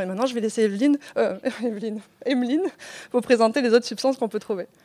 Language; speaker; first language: French; native; French